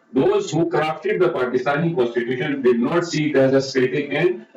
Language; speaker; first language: English; non-native, local second language; Urdu